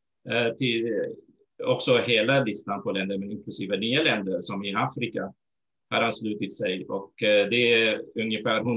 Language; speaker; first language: Swedish; non-native, fluent; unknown